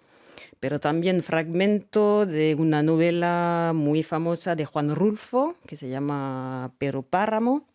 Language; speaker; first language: Spanish; non-native, fluent; French